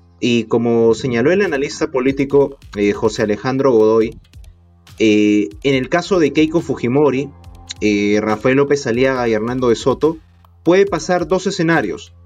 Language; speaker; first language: Spanish; native; Spanish